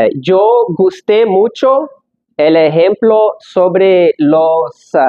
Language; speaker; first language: Spanish; non-native, fluent; English